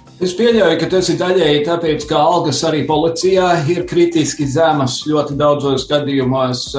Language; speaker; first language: Latvian; early bilingual, heritage; Latvian